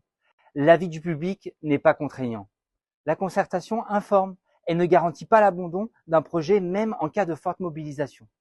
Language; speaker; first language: French; native; French